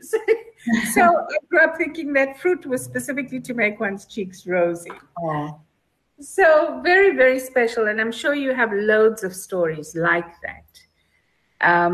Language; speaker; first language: English; native; English